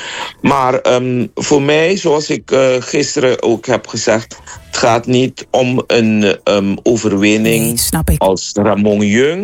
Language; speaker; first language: Dutch; non-native, local second language; Papiamento